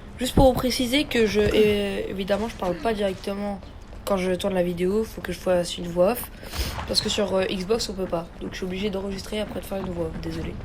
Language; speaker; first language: French; native; French